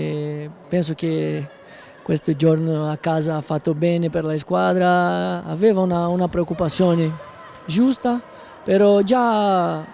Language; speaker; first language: Italian; non-native, learner; Portuguese